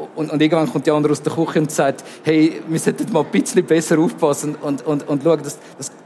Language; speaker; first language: German; native; German